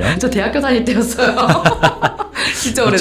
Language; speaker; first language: Korean; native; Korean